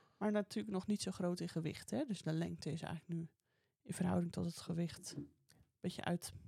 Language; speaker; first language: Dutch; native; Dutch